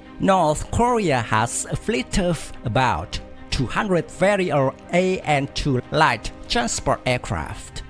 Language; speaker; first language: English; non-native, fluent; Vietnamese